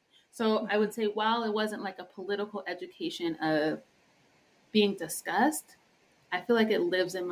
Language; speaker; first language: English; native; English